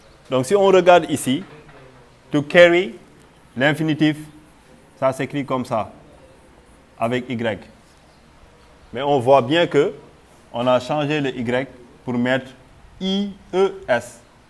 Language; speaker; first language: French; non-native, local second language; Wolof